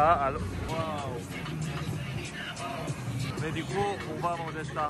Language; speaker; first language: French; non-native, fluent; Korean